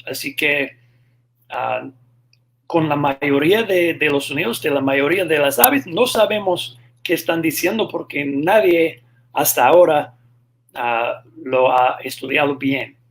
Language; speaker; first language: Spanish; non-native, fluent; English